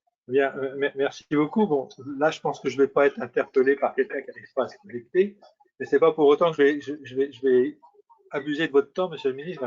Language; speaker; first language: French; native; French